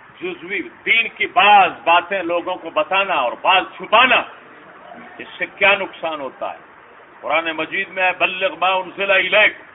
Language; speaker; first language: Urdu; non-native, local second language; Punjabi